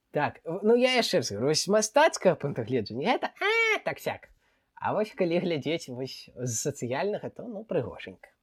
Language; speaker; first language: Belarusian; non-native, local second language; Russian